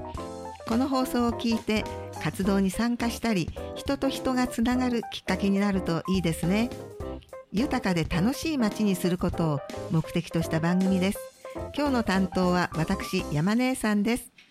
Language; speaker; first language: Japanese; native; Japanese